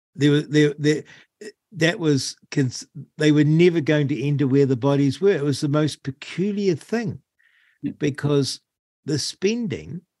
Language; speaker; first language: English; native; English